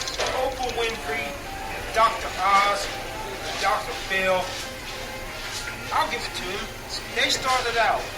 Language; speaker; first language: English; native; English